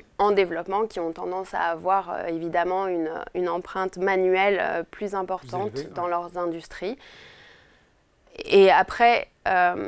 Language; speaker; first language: French; native; French